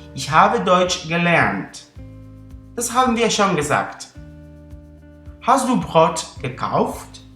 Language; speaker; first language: German; non-native, fluent; Spanish